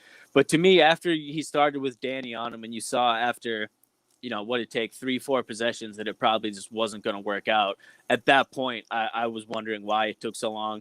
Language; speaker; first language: English; native; English